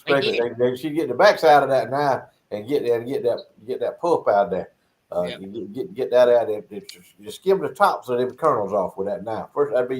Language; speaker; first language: English; native; English